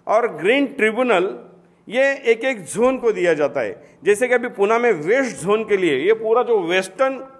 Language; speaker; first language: Hindi; non-native, local second language; Marathi